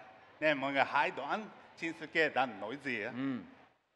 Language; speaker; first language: Vietnamese; non-native, learner; Japanese